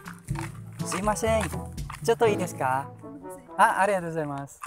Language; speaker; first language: Japanese; non-native, learner; Indonesian